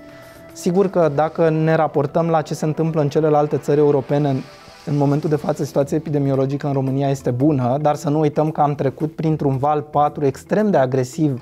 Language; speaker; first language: Romanian; native; Romanian